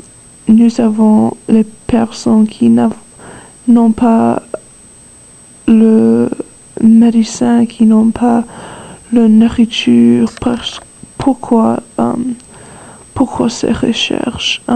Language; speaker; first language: French; non-native, learner; English